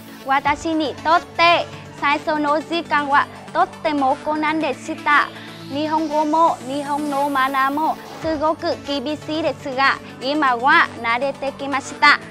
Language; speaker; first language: Japanese; non-native, learner; Vietnamese